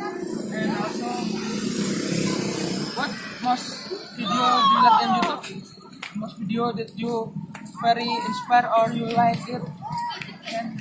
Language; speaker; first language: English; non-native, learner; Indonesian